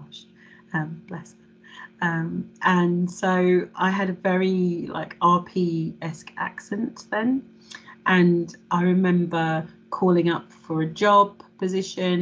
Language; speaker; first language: English; native; English